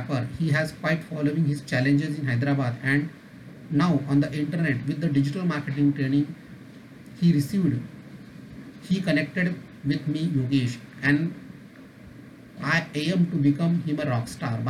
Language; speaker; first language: English; non-native, local second language; Marathi